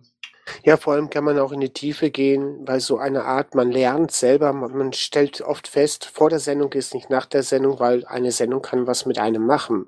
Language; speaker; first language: German; native; German